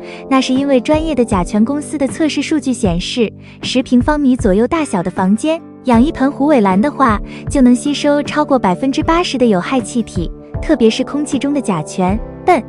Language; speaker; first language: Chinese; native; Chinese